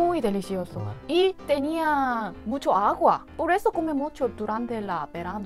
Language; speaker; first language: Spanish; non-native, learner; Korean